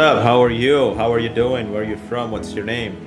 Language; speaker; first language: English; non-native, fluent; Indonesian